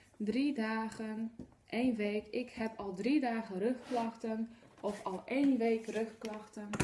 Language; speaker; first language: Dutch; non-native, fluent; Polish